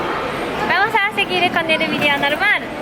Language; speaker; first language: Spanish; non-native, fluent; Japanese